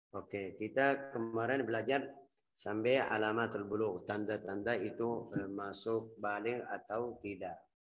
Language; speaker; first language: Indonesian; non-native, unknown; Arabic